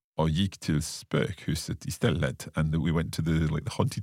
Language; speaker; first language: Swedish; non-native, learner; English